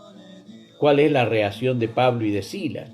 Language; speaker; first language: Spanish; native; Spanish